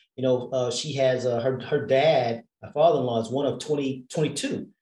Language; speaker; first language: English; native; English